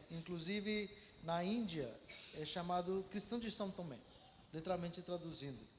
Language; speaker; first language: Portuguese; non-native, fluent; Malayalam